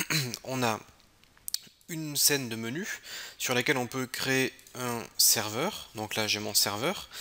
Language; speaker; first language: French; native; French